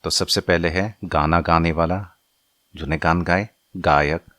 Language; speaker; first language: Hindi; non-native, local second language; Assamese